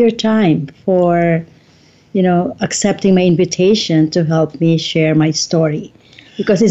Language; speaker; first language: English; non-native, local second language; Filipino